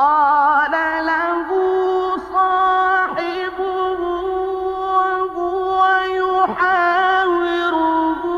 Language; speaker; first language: Arabic; native; Arabic